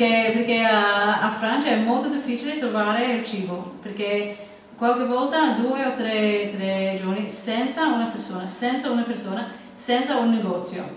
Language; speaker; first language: Italian; non-native, learner; English